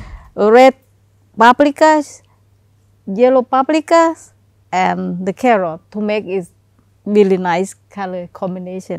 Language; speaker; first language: English; non-native, learner; Thai